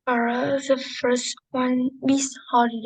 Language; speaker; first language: English; non-native, learner; Vietnamese